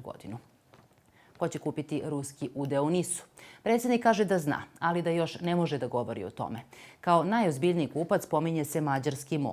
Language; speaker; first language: Serbian; native; Serbian